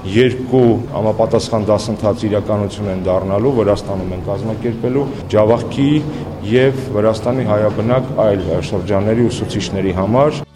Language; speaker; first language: Armenian; native; Armenian